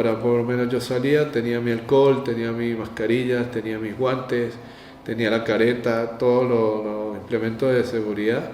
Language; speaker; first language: Spanish; native; Spanish